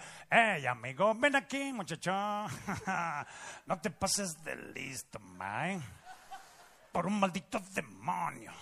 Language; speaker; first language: Spanish; native; Spanish